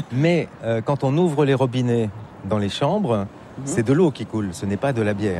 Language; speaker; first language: French; native; French